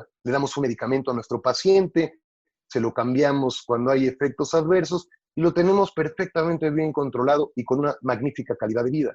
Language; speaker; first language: Spanish; native; Spanish